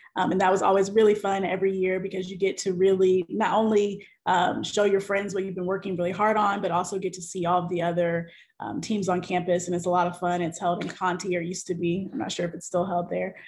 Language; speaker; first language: English; native; English